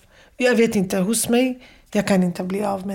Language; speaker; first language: Swedish; non-native, fluent; Kurdish